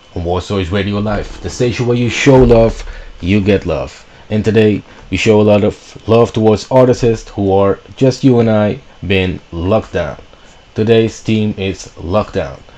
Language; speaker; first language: English; non-native, fluent; Dutch